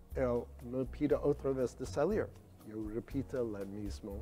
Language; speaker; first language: Spanish; non-native, learner; English